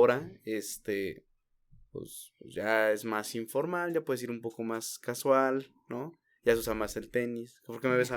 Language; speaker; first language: Spanish; native; Spanish